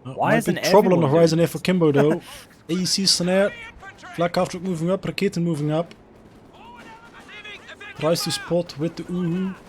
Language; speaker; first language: English; non-native, fluent; Dutch